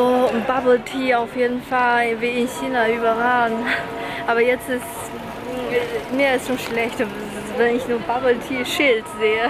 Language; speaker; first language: German; non-native, fluent; Chinese